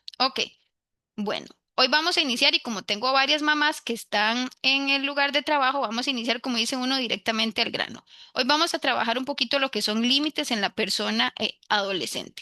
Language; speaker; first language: Spanish; native; Spanish